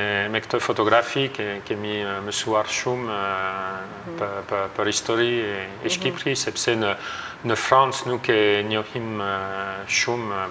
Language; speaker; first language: Albanian; non-native, learner; French